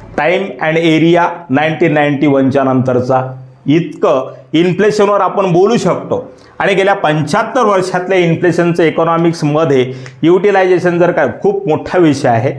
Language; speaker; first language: Marathi; native; Marathi